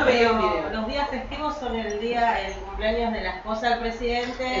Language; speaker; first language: Spanish; native; Spanish